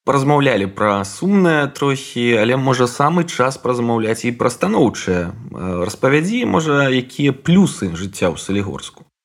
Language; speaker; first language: Belarusian; non-native, local second language; Russian